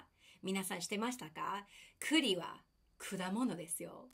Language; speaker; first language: Japanese; non-native, fluent; English